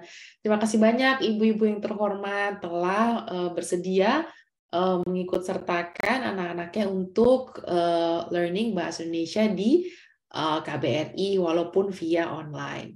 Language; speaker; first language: Indonesian; native; Indonesian